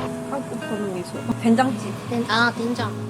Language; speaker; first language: Korean; non-native, learner; Japanese